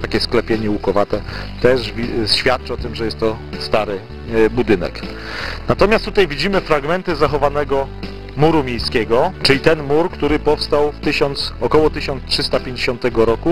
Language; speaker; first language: Polish; native; Polish